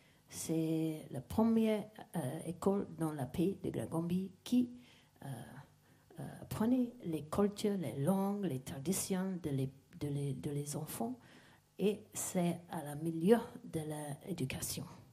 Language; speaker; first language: French; non-native, learner; Mandingo